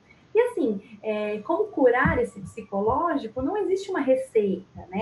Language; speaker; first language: Portuguese; native; Portuguese